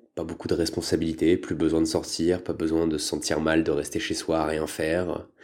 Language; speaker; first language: French; native; French